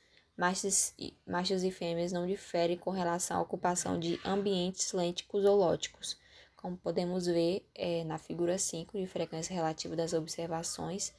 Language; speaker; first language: Portuguese; native; Portuguese